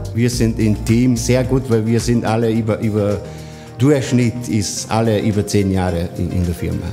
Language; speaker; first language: German; non-native, fluent; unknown